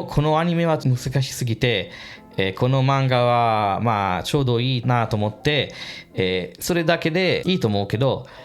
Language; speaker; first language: Japanese; non-native, fluent; English